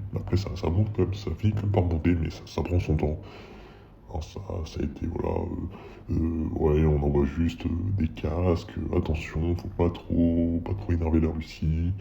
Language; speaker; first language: French; native; French